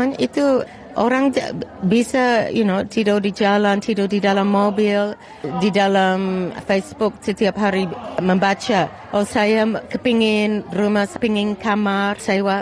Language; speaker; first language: Indonesian; non-native, fluent; English